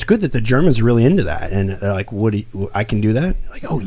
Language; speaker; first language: English; native; English